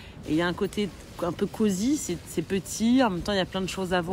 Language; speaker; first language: French; native; French